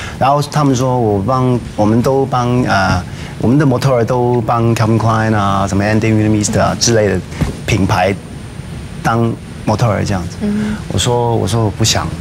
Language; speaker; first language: Chinese; non-native, local second language; Cantonese